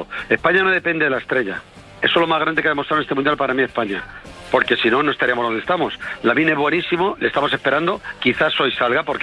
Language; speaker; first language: Spanish; native; Spanish